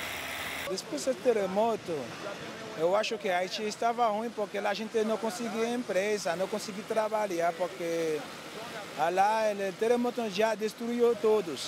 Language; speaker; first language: Portuguese; non-native, learner; Haitian Creole